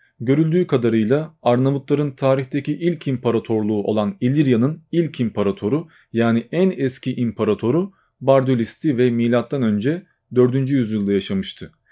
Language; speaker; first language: Turkish; native; Turkish